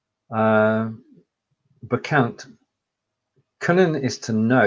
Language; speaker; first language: German; non-native, learner; English